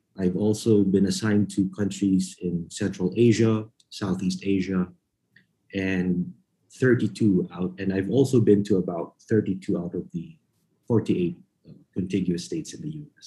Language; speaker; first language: English; non-native, local second language; Filipino